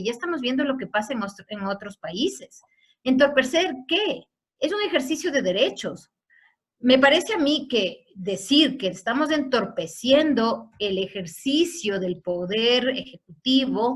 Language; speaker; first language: Spanish; native; Spanish